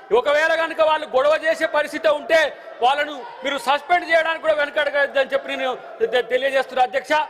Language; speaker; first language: Telugu; native; Telugu